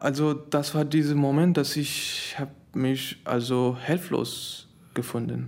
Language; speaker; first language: German; non-native, learner; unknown